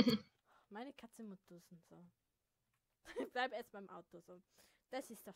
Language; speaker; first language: German; native; German